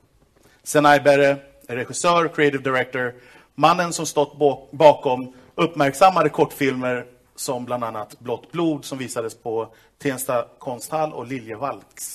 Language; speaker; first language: Swedish; native; Swedish